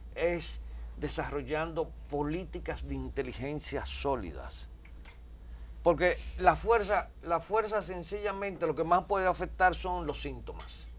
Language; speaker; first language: Spanish; native; Spanish